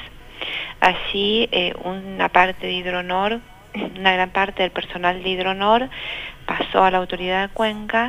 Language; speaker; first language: Spanish; native; Spanish